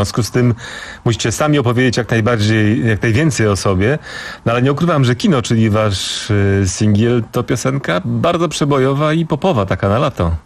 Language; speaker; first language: Polish; native; Polish